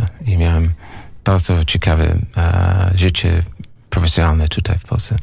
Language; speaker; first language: Polish; non-native, learner; English